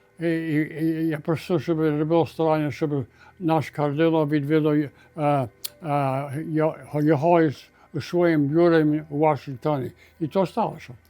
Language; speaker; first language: Ukrainian; early bilingual, heritage; Ukrainian